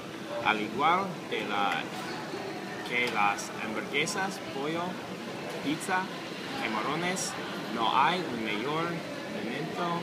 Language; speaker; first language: Spanish; non-native, learner; English